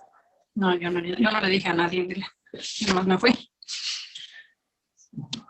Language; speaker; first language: Spanish; native; Spanish